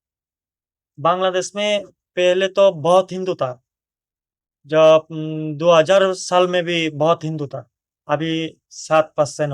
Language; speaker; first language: Hindi; non-native, learner; Bangla